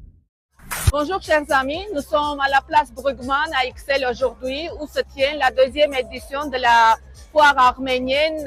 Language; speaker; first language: French; non-native, fluent; Armenian